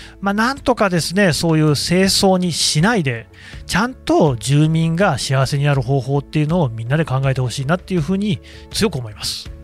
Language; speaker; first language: Japanese; native; Japanese